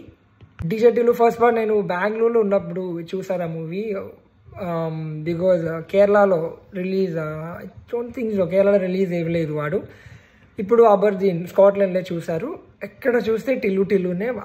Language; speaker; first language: Telugu; non-native, learner; Malayalam